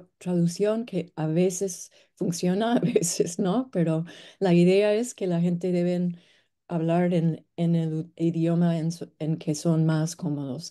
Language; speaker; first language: Spanish; non-native, fluent; English